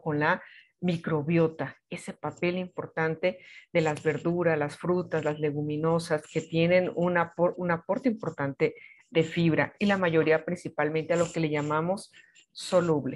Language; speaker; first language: Spanish; native; Spanish